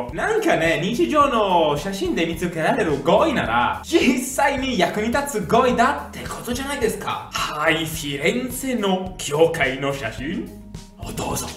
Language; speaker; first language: Japanese; non-native, fluent; Italian